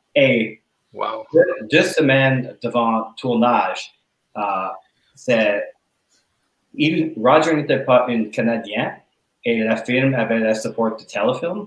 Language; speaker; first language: French; non-native, learner; English